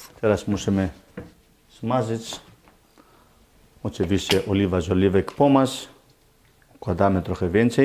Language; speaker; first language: Polish; non-native, learner; Greek